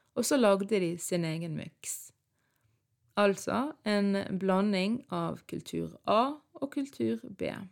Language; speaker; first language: Norwegian; early bilingual, other home language; Arabic